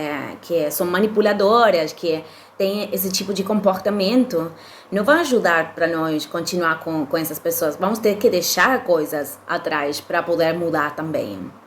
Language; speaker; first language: Portuguese; non-native, fluent; Spanish